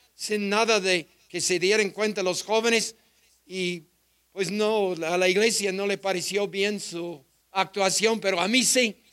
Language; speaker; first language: Spanish; non-native, fluent; English